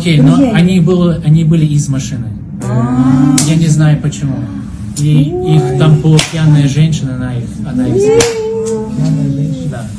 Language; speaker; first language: Russian; non-native, local second language; Kyrgyz